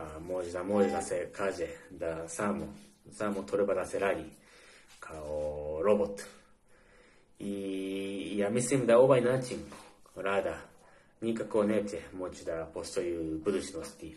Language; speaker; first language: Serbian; non-native, learner; Japanese